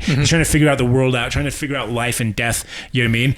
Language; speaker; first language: English; native; English